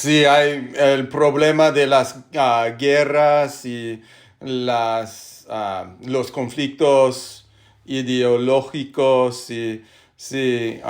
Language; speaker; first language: Spanish; non-native, learner; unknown